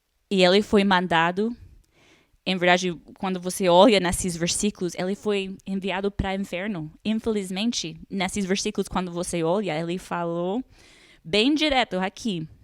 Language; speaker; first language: Portuguese; non-native, fluent; English